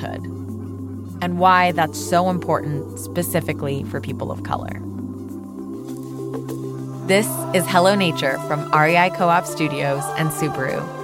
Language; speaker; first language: English; non-native, local second language; Urdu